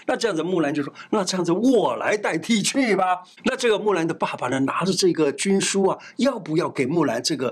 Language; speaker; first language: Chinese; native; Chinese